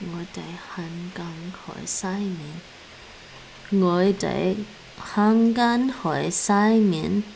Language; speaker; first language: Cantonese; non-native, learner; English